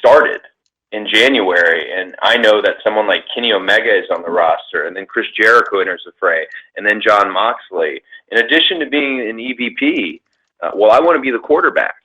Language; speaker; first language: English; native; English